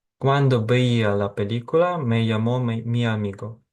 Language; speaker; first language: Spanish; non-native, fluent; Ukrainian